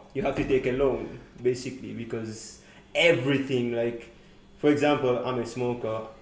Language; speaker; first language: English; non-native, fluent; Morisyen